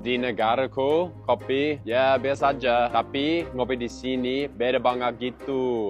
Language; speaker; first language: Indonesian; non-native, fluent; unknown